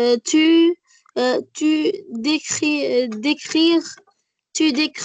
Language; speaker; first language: French; non-native, learner; Arabic